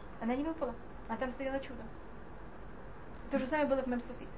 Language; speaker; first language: Russian; non-native, fluent; Hebrew